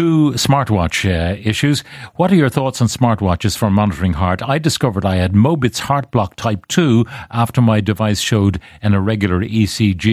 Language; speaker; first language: English; native; English